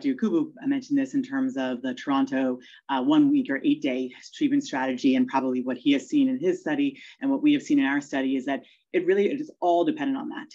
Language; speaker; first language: English; native; English